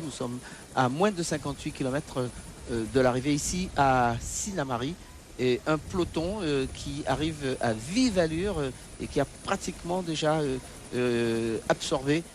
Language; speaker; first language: French; native; French